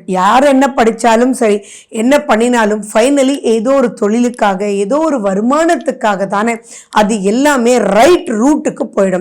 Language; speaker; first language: Tamil; native; Tamil